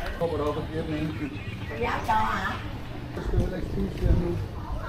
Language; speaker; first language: Danish; native; Danish